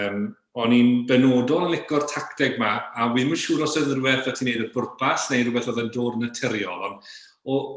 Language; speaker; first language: Welsh; native; Welsh